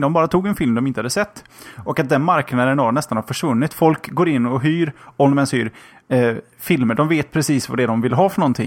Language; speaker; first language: Swedish; native; Swedish